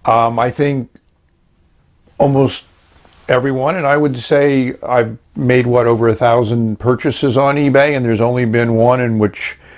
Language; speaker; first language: English; native; English